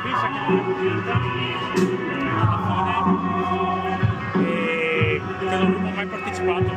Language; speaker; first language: Italian; native; Italian